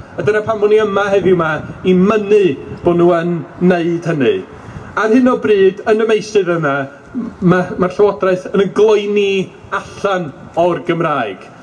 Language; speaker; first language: Welsh; native; Welsh